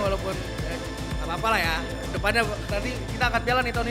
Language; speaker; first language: Indonesian; native; Indonesian